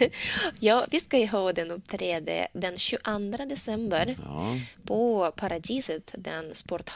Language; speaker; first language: Swedish; non-native, learner; Russian